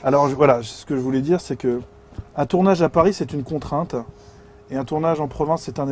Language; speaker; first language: French; native; French